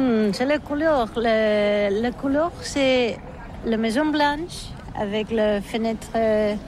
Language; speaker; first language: French; non-native, learner; Catalan